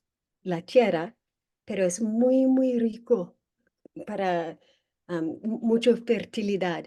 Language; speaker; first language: Spanish; non-native, learner; English